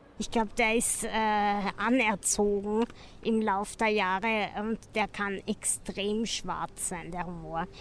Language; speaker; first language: German; native; German